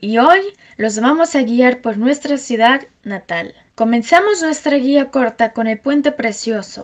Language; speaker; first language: Spanish; early bilingual, heritage; Spanish